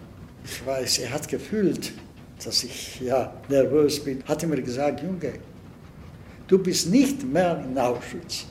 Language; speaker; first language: German; non-native, fluent; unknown